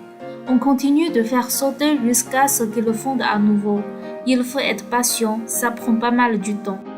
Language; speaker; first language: French; non-native, fluent; Chinese